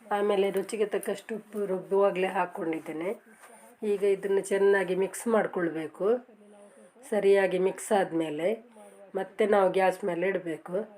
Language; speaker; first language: Kannada; non-native, local second language; Tulu